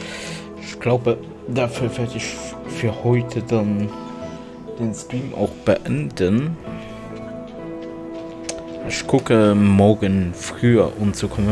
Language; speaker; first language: German; non-native, local second language; Luxembourgish